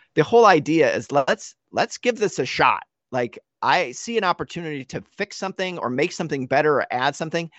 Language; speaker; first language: English; native; English